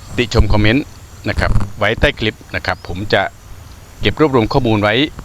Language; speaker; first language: Thai; non-native, local second language; Khmer